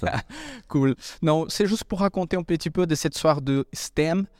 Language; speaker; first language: French; non-native, fluent; Portuguese